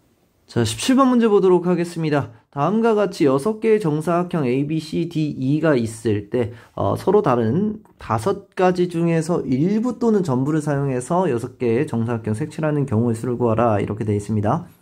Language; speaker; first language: Korean; native; Korean